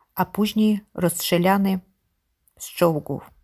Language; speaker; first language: Polish; non-native, learner; Ukrainian